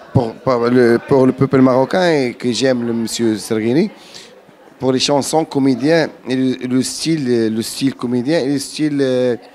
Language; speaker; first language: French; non-native, learner; Arabic